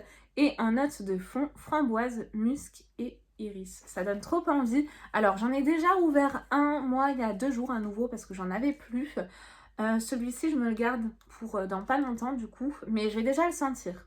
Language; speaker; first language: French; native; French